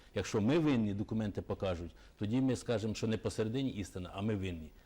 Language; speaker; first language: Ukrainian; native; Ukrainian